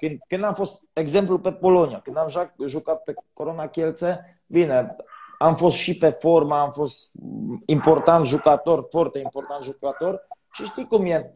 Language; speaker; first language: Romanian; non-native, learner; Polish